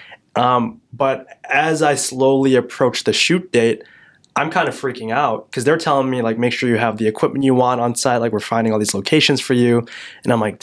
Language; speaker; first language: English; native; English